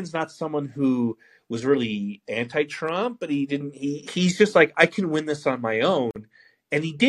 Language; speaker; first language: English; native; English